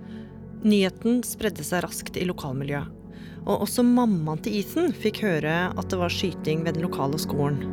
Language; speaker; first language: Norwegian; native; Norwegian